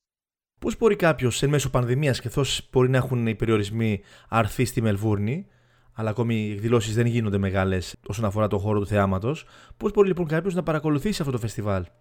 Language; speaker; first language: Greek; native; Greek